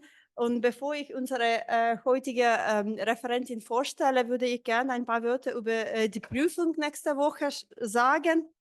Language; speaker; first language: German; non-native, fluent; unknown